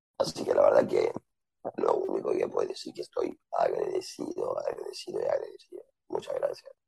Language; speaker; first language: Spanish; non-native, fluent; Turkish